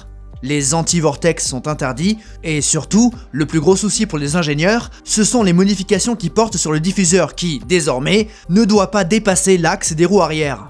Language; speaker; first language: French; native; French